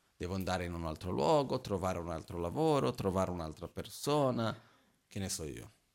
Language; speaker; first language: Italian; non-native, fluent; Portuguese